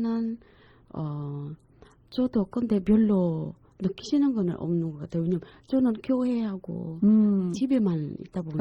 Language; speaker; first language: Korean; non-native, fluent; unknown